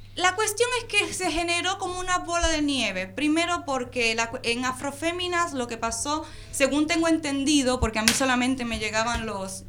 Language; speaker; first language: Spanish; native; Spanish